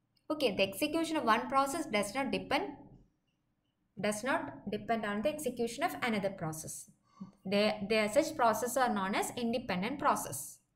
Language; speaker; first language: English; non-native, local second language; Malayalam